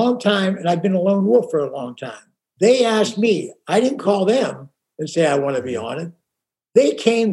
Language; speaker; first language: English; native; English